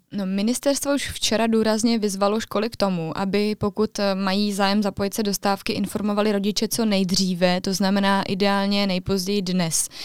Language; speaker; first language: Czech; native; Czech